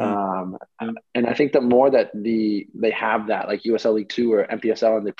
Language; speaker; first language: English; early bilingual, other home language; Greek